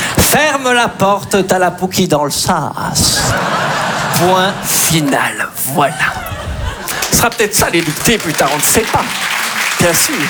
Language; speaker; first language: French; native; French